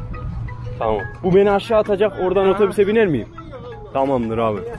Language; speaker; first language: Turkish; native; Turkish